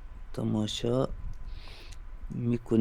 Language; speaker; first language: Persian; non-native, learner; Urdu